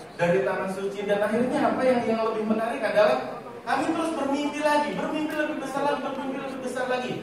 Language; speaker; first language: Indonesian; native; Indonesian